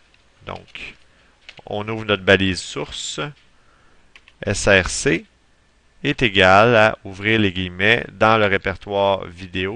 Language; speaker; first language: French; native; French